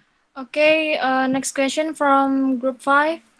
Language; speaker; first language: English; non-native, learner; Indonesian